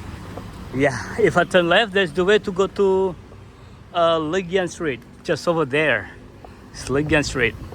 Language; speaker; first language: English; non-native, learner; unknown